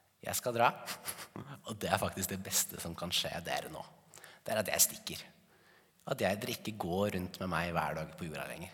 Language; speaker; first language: Norwegian; native; Norwegian